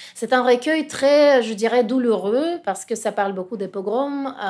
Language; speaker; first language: French; non-native, fluent; Russian